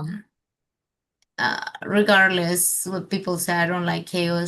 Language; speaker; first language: English; non-native, fluent; Spanish